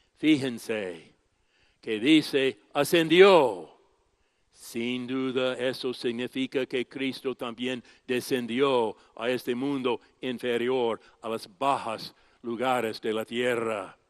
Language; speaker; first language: Spanish; non-native, fluent; English